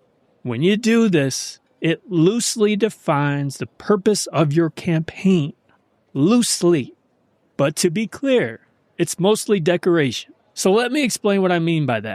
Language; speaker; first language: English; native; English